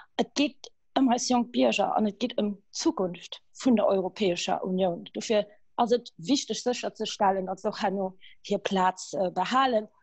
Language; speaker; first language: Luxembourgish; early bilingual, other home language; Kabuverdianu